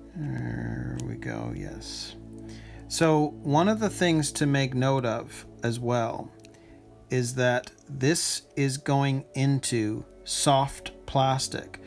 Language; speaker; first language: English; native; English